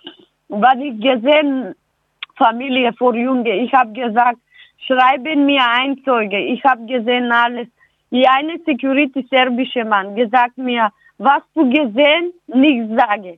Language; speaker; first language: German; non-native, learner; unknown